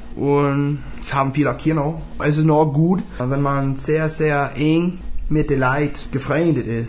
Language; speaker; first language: German; non-native, learner; English